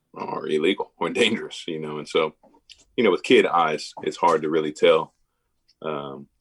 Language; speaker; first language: English; native; English